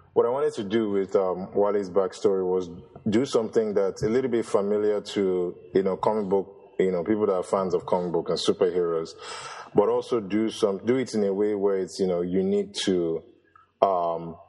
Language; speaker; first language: English; non-native, local second language; Yoruba